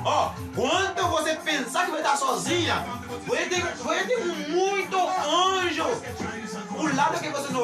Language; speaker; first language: Portuguese; non-native, learner; Haitian Creole